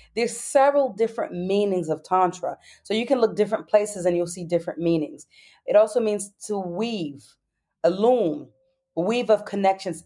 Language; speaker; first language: English; native; English